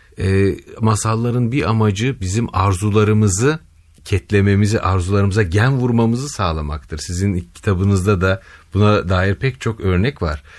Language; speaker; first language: Turkish; native; Turkish